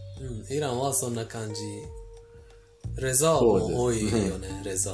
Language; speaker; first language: Japanese; non-native, fluent; Persian